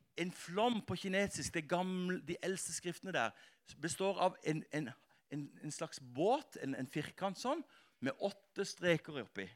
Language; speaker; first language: Norwegian; native; Norwegian